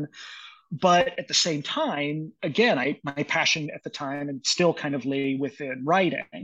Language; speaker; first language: English; native; English